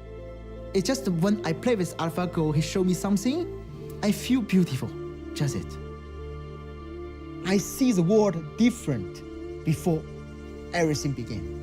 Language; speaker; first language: English; non-native, learner; Chinese